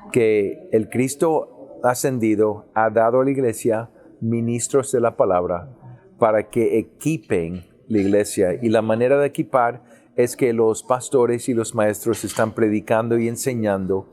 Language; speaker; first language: Spanish; early bilingual, heritage; English